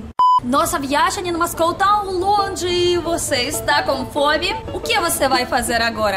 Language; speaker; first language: Portuguese; non-native, learner; Russian